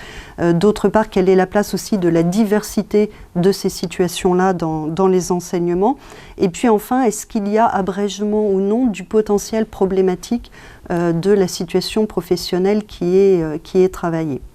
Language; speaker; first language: French; native; French